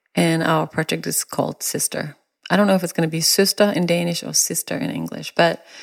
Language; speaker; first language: English; non-native, fluent; Danish